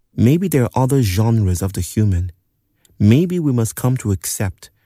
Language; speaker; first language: English; non-native, local second language; Yoruba